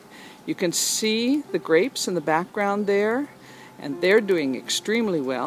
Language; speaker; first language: English; native; English